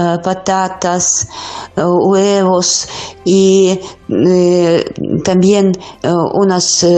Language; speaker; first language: Spanish; non-native, learner; Ukrainian